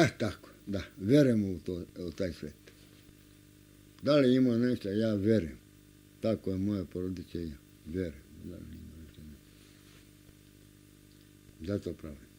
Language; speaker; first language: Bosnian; non-native, local second language; Romanian